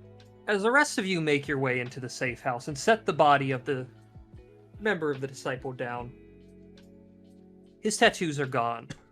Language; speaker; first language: English; native; English